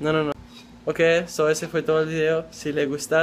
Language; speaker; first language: Spanish; early bilingual, other home language; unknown